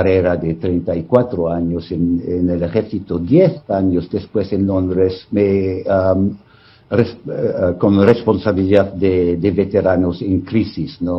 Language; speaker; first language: Spanish; non-native, fluent; English